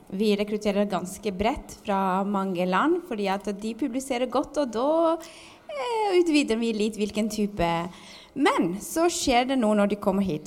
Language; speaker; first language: Norwegian; non-native, fluent; Albanian